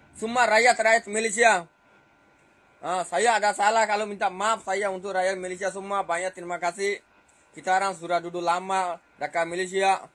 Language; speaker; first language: Malay; non-native, fluent; Rohingya